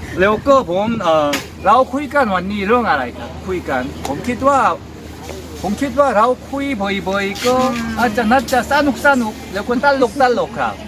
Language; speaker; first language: Thai; non-native, learner; Korean